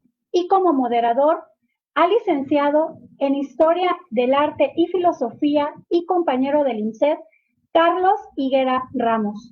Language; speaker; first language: Spanish; native; Spanish